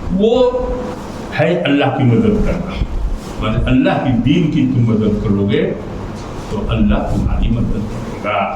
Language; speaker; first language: Urdu; native; Urdu